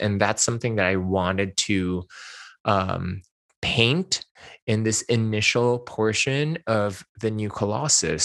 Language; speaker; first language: English; non-native, local second language; Min Nan Chinese